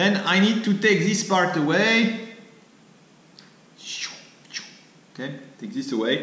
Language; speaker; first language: English; non-native, fluent; French